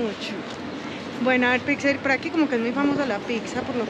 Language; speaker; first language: Spanish; native; Spanish